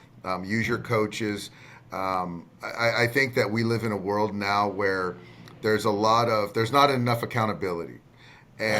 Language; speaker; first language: English; native; English